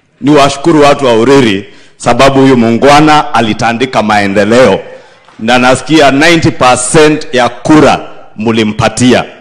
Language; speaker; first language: Swahili; non-native, local second language; Kikuyu